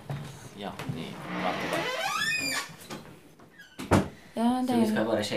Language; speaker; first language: Norwegian; non-native, fluent; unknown